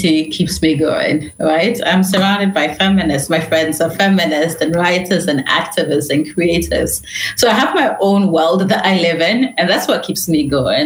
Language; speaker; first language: English; non-native, local second language; Akan